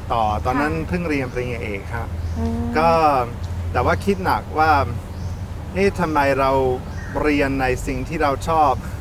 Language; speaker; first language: Thai; non-native, fluent; English